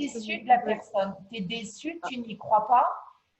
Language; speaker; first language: French; native; French